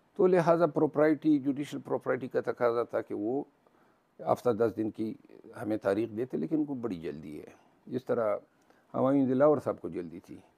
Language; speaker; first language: Urdu; non-native, local second language; Pashto